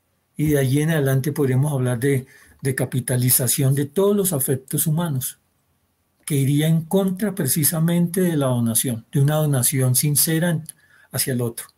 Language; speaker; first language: Spanish; native; Spanish